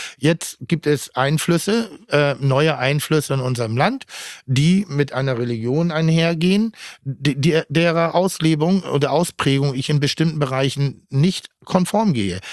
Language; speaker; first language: German; native; German